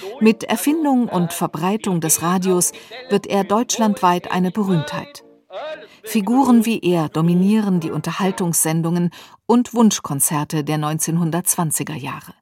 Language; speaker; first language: German; native; German